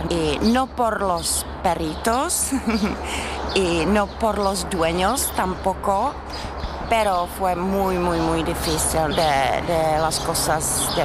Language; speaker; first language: Spanish; non-native, fluent; Czech